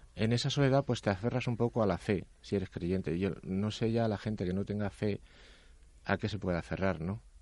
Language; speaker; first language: Spanish; native; Spanish